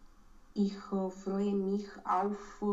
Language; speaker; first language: German; non-native, learner; Romanian